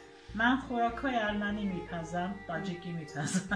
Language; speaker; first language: Persian; non-native, local second language; Armenian